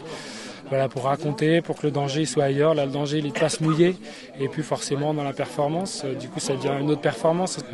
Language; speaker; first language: French; native; French